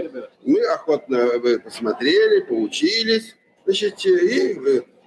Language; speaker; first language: Russian; native; Russian